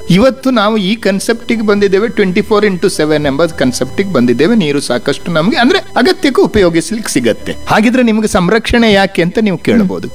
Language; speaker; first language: Kannada; non-native, local second language; Malayalam